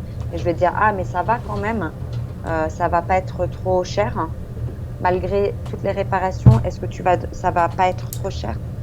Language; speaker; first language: French; non-native, fluent; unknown